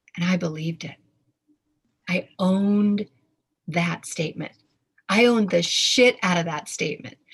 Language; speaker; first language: English; native; English